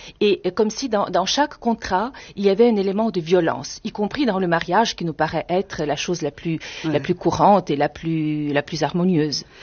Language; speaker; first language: French; non-native, fluent; Bulgarian